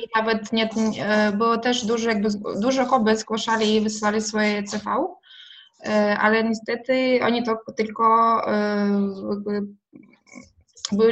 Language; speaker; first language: Polish; non-native, fluent; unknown